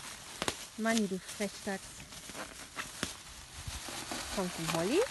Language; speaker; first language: German; native; German